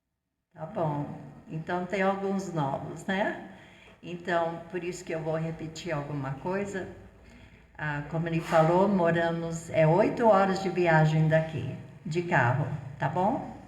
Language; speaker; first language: Portuguese; non-native, fluent; English